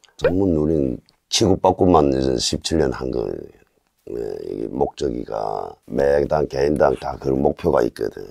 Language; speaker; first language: Korean; native; Korean